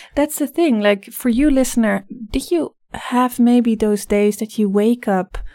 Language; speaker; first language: English; non-native, fluent; Dutch